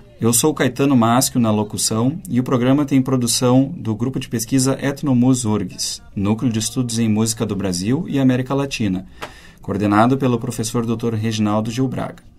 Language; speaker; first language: Portuguese; native; Portuguese